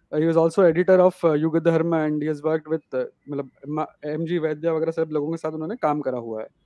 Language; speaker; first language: Hindi; non-native, local second language; Marathi